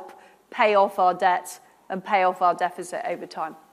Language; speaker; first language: English; native; English